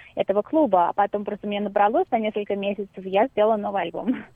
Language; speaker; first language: Russian; native; Russian